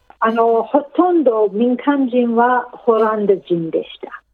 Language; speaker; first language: Japanese; non-native, learner; English